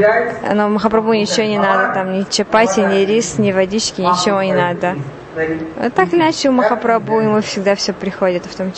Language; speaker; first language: Russian; non-native, learner; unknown